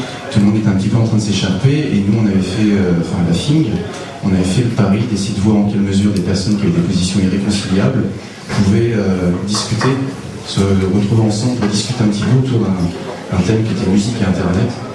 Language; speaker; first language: French; native; French